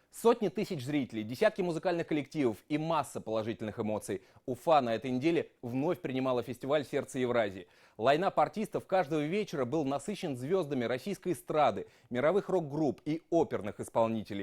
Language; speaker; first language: Russian; native; Russian